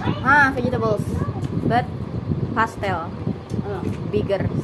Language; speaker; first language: English; non-native, learner; Indonesian